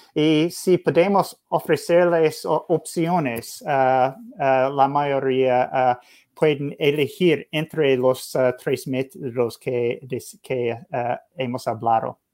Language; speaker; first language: Spanish; non-native, learner; English